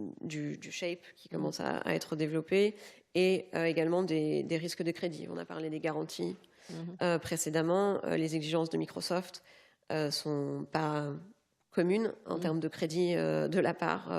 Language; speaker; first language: French; native; French